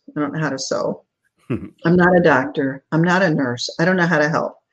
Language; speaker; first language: English; native; English